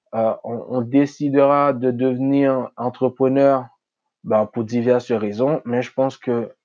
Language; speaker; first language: French; non-native, local second language; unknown